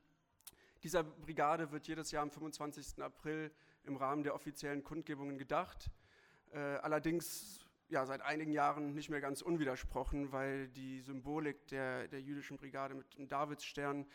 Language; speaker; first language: German; native; German